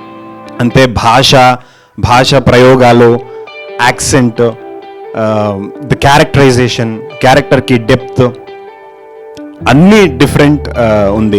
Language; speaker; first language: Telugu; non-native, learner; Kannada